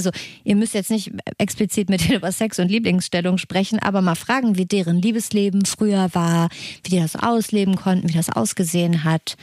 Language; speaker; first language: German; native; German